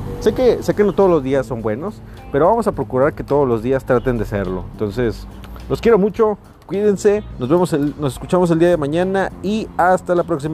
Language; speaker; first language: Spanish; native; Spanish